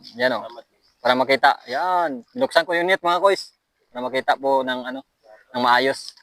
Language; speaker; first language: Filipino; non-native, local second language; Aklanon